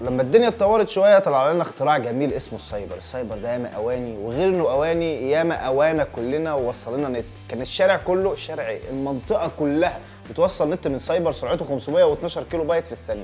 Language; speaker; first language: Arabic; native; Arabic